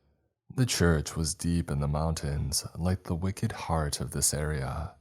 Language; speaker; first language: English; native; English